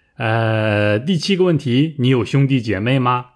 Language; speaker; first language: Chinese; native; Chinese